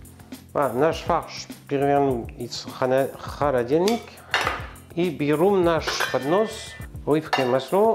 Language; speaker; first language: Russian; non-native, learner; French